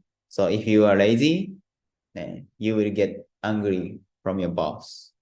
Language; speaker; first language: English; non-native, learner; Japanese